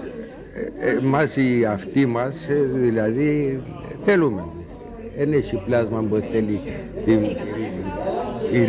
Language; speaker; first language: Greek; non-native, local second language; Turkish